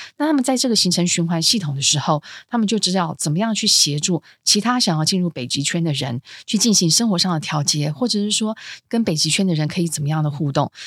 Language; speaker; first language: Chinese; native; Chinese